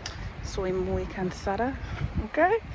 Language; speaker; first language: Spanish; non-native, learner; English